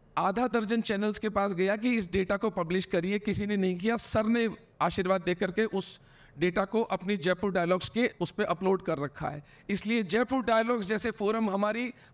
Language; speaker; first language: Hindi; native; Hindi